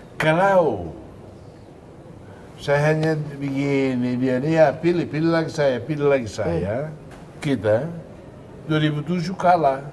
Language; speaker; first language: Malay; non-native, fluent; Tetum